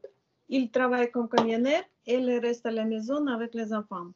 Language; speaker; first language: French; non-native, learner; Ukrainian